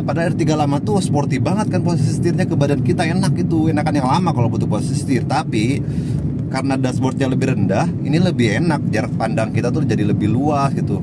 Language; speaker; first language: Indonesian; native; Indonesian